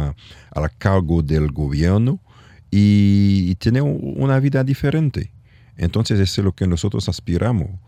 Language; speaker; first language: Spanish; non-native, learner; French